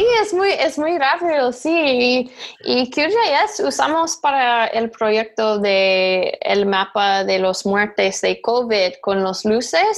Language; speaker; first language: Spanish; non-native, learner; English